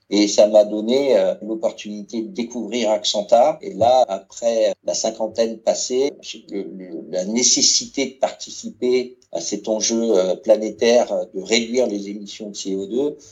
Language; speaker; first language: French; native; French